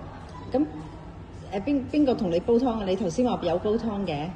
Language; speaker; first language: Cantonese; native; Cantonese